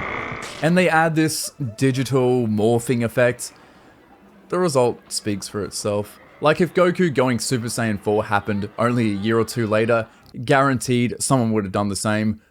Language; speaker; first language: English; native; English